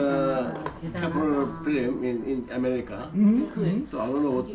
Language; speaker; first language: English; non-native, learner; Korean